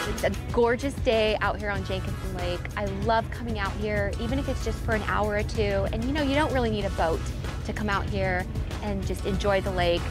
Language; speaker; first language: English; native; English